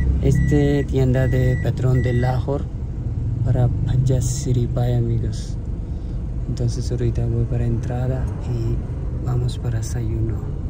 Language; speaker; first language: Spanish; non-native, learner; Urdu